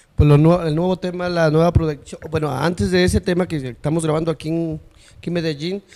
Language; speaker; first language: Spanish; early bilingual, heritage; Spanish